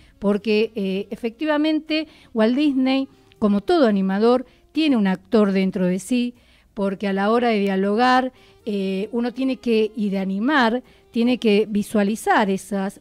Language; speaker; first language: Spanish; native; Spanish